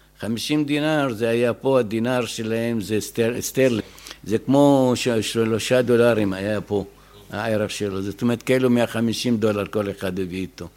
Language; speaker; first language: Hebrew; non-native, fluent; Arabic